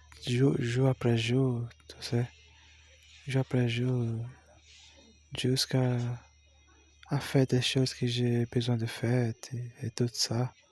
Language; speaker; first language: French; non-native, learner; Portuguese